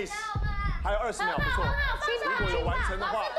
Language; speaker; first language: Chinese; native; Chinese